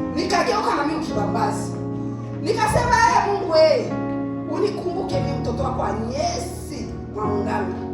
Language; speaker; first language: Swahili; native; Swahili